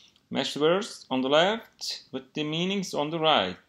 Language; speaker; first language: English; non-native, fluent; Turkish